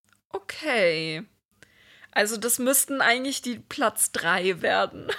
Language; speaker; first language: German; native; German